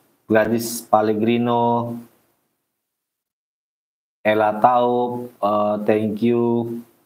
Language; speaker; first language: English; non-native, learner; Indonesian